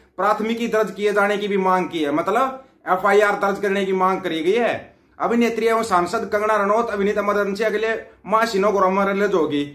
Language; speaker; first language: Hindi; native; Hindi